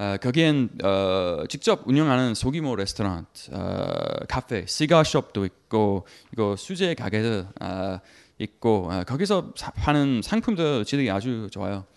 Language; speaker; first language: Korean; non-native, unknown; English